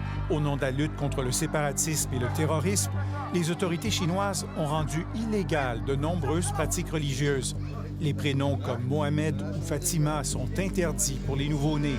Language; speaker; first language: French; native; French